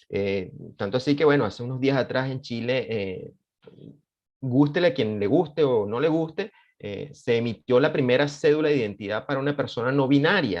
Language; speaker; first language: Spanish; native; Spanish